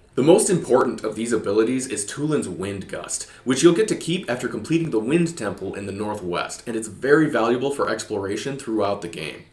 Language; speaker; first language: English; native; English